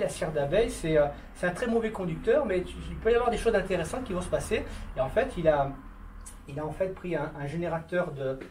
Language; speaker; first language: French; native; French